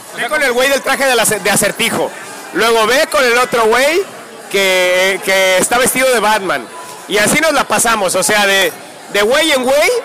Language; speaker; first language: Spanish; native; Spanish